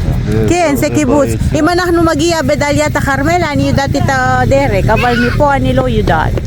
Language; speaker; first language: Hebrew; non-native, learner; Filipino